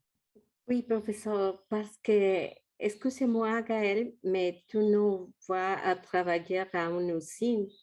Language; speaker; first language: French; non-native, learner; Spanish